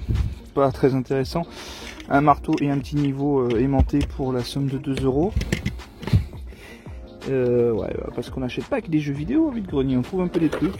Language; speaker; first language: French; native; French